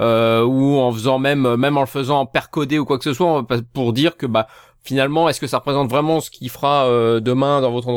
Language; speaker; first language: French; native; French